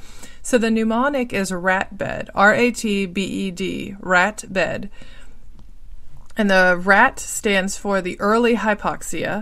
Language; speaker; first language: English; native; English